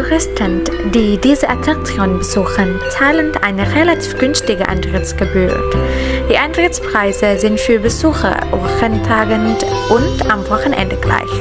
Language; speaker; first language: German; non-native, learner; Indonesian